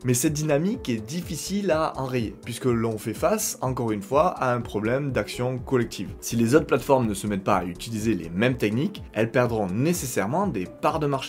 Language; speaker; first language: French; native; French